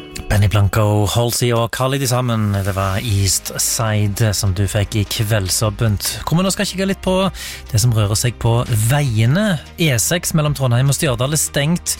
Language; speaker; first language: Norwegian; native; Norwegian